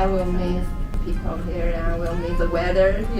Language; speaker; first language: English; non-native, learner; Chinese